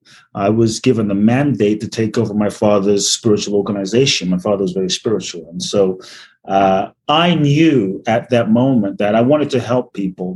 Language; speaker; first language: English; native; English